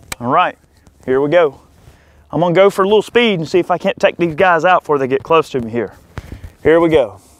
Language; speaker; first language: English; native; English